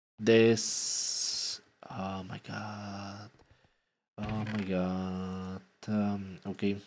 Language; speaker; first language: English; non-native, fluent; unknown